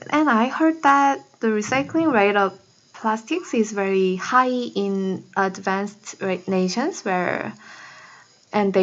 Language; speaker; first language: English; non-native, learner; Korean